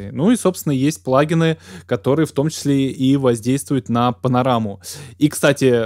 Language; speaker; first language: Russian; native; Russian